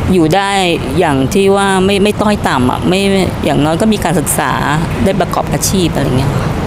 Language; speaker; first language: Thai; native; Thai